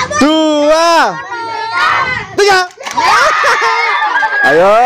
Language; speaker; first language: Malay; non-native, local second language; Javanese